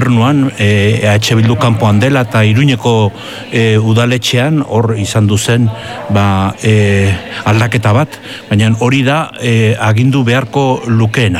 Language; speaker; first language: Basque; native; Basque